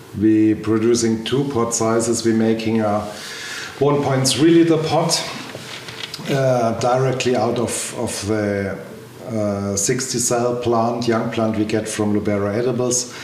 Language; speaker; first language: English; non-native, learner; German